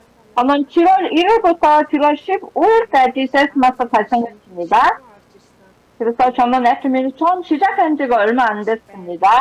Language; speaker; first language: Korean; non-native, fluent; Mongolian